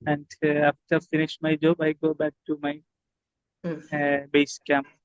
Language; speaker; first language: English; non-native, learner; Malayalam